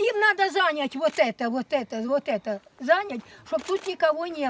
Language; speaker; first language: Russian; native; Russian